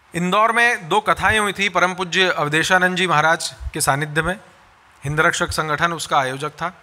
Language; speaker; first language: Hindi; native; Hindi